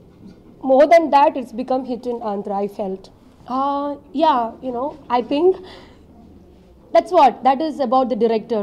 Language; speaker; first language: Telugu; non-native, learner; Malayalam